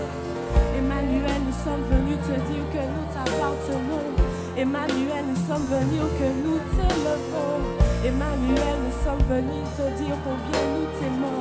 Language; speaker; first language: French; native; French